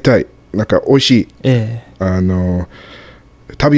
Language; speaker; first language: Japanese; non-native, fluent; English